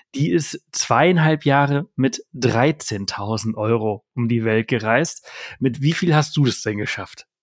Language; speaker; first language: German; early bilingual, heritage; German